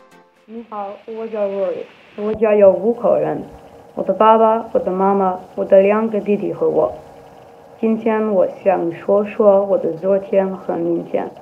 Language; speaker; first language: Chinese; non-native, learner; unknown